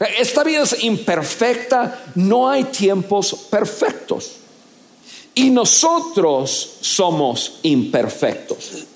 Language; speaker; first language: Spanish; non-native, fluent; English